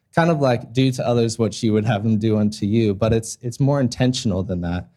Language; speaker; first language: English; native; English